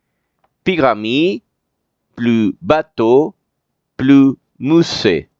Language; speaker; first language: French; non-native, fluent; Spanish